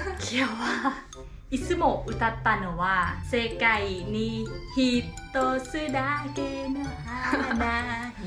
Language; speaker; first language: Japanese; non-native, fluent; Thai